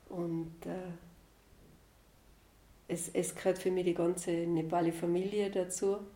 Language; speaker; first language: German; native; German